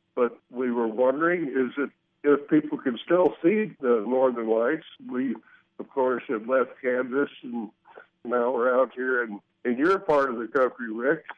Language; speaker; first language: English; native; English